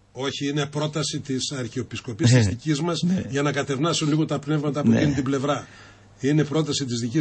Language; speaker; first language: Greek; native; Greek